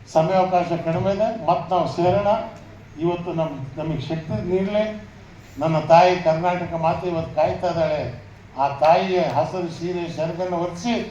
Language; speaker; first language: Kannada; non-native, local second language; Urdu